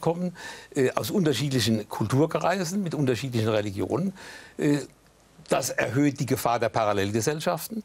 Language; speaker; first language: German; native; German